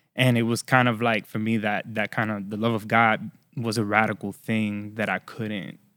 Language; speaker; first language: English; early bilingual, other home language; Spanish